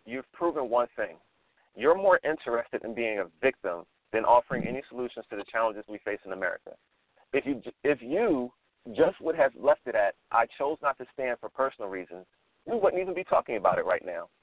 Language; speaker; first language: English; native; English